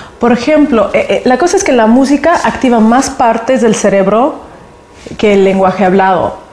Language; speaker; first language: Spanish; non-native, fluent; Russian